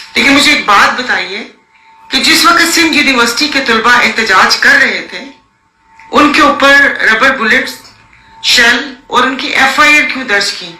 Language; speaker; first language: Urdu; non-native, local second language; Sindhi